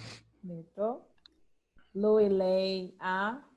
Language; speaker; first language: Italian; non-native, learner; Portuguese